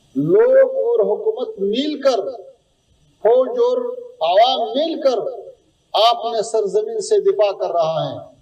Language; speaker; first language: Hindi; non-native, fluent; Pashto